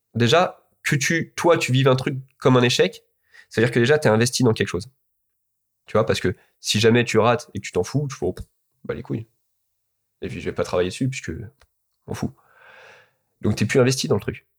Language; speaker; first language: French; native; French